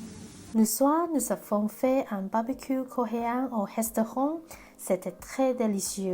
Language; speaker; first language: French; non-native, learner; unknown